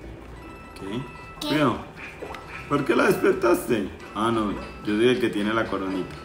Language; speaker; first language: Spanish; native; Spanish